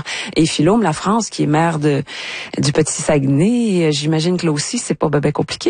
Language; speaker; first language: French; native; French